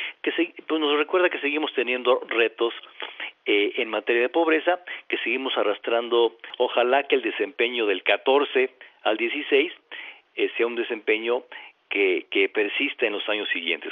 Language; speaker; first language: Spanish; native; Spanish